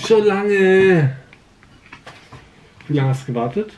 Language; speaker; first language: German; native; German